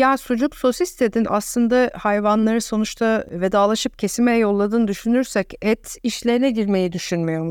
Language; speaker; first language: Turkish; native; Turkish